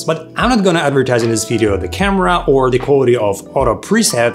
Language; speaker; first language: English; non-native, fluent; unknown